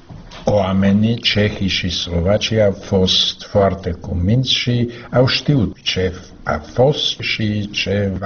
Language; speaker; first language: Romanian; non-native, learner; Slovak